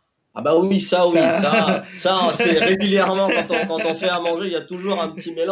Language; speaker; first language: French; native; French